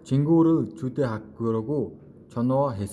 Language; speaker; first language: Korean; non-native, fluent; Mongolian